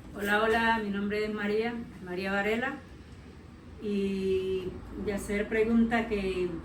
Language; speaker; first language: Spanish; native; Spanish